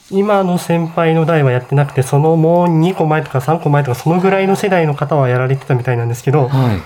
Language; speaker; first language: Japanese; native; Japanese